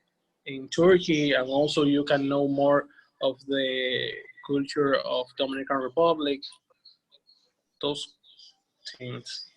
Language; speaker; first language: English; non-native, learner; Spanish